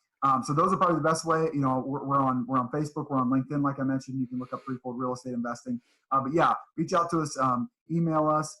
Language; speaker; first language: English; native; English